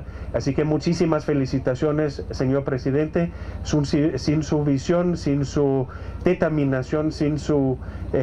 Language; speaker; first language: Spanish; non-native, fluent; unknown